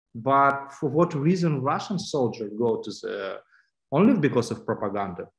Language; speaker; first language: English; non-native, fluent; Ukrainian